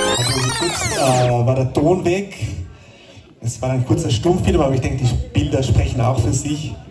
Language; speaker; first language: German; non-native, local second language; Ladin